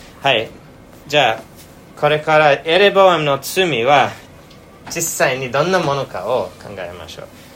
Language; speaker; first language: Japanese; non-native, fluent; English